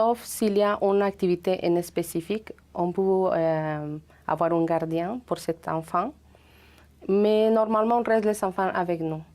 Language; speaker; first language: French; non-native, fluent; Spanish